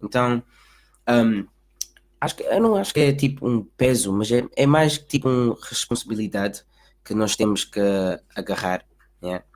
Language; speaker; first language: Portuguese; early bilingual, heritage; Portuguese